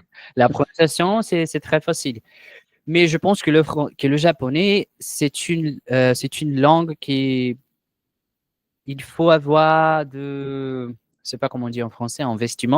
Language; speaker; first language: French; non-native, learner; Portuguese